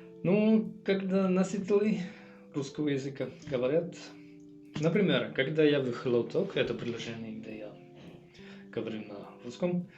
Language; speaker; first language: Russian; non-native, learner; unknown